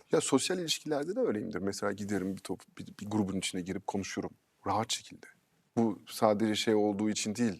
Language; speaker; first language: Turkish; early bilingual, heritage; Turkish